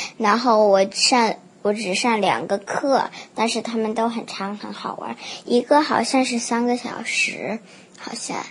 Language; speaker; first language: Chinese; early bilingual, heritage; Chinese